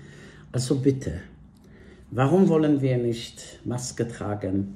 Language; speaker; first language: German; non-native, fluent; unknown